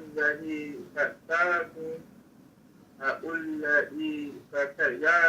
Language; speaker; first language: Arabic; non-native, learner; English